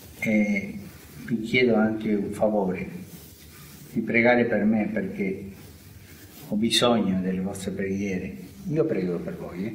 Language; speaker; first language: Italian; early bilingual, heritage; Spanish